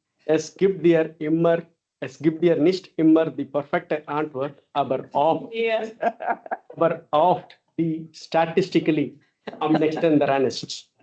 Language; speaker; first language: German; non-native, fluent; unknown